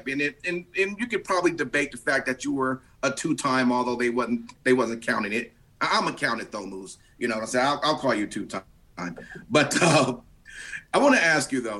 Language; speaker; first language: English; native; English